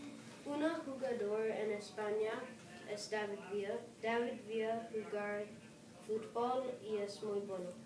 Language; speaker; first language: Spanish; non-native, learner; English